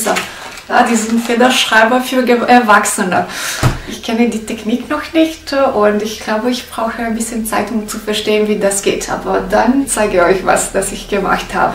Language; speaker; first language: German; non-native, learner; Italian